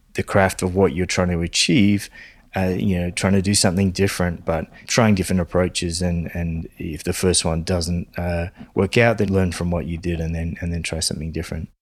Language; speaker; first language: English; native; English